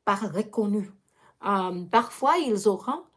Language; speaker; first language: French; non-native, learner; English